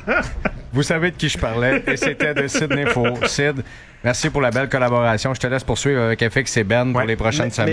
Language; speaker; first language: French; native; French